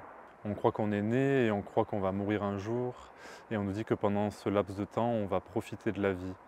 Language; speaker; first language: French; native; French